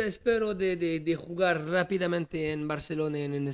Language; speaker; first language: Spanish; non-native, learner; French